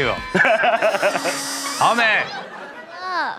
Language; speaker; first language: Chinese; native; Chinese